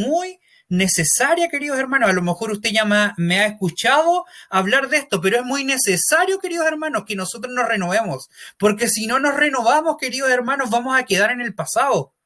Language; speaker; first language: Spanish; native; Spanish